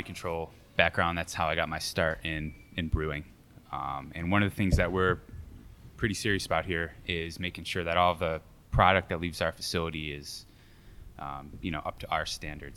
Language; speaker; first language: English; native; English